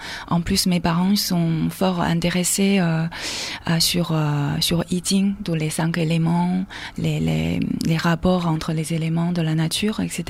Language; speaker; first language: French; non-native, fluent; Chinese